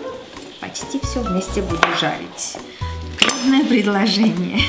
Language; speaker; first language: Russian; non-native, fluent; Armenian